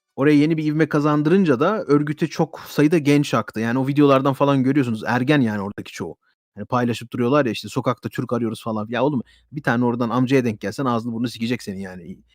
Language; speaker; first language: Turkish; early bilingual, heritage; Turkish